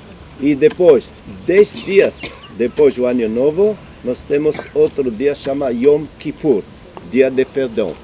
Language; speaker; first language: Portuguese; non-native, learner; Hebrew